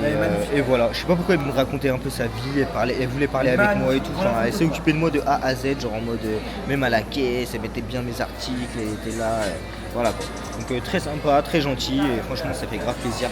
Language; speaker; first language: French; native; French